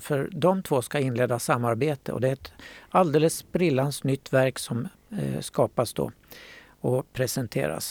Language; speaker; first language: Swedish; native; Swedish